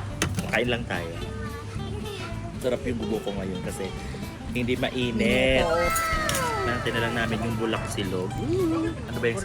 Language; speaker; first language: Filipino; non-native, local second language; Bikol